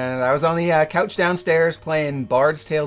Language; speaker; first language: English; native; English